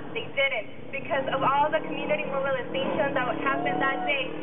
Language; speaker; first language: English; early bilingual, other home language; Spanish